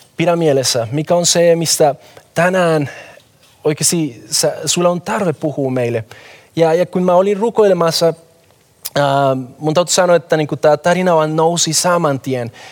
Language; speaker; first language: Finnish; non-native, fluent; Spanish